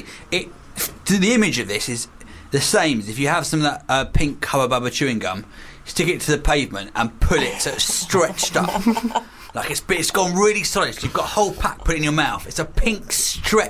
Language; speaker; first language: English; native; English